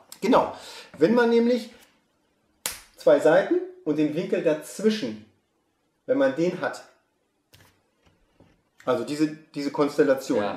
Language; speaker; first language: German; native; German